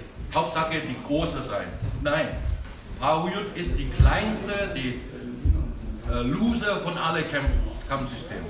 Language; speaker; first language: German; non-native, learner; Thai